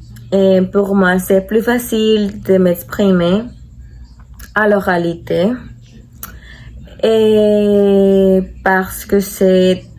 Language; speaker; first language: French; non-native, learner; Spanish